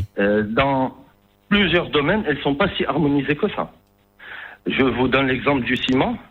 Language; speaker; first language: French; non-native, local second language; Arabic